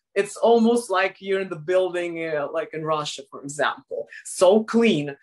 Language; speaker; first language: English; non-native, fluent; Russian